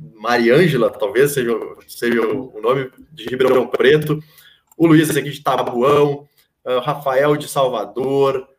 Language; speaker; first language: Portuguese; native; Portuguese